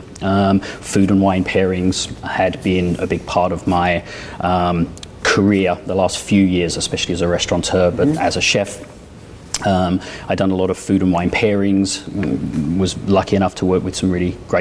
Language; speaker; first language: English; native; English